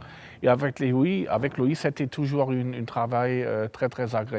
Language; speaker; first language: French; non-native, fluent; German